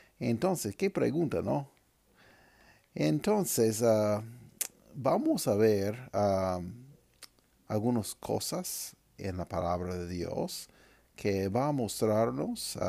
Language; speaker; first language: Spanish; non-native, fluent; English